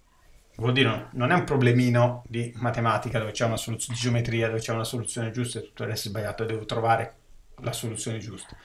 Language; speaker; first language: Italian; native; Italian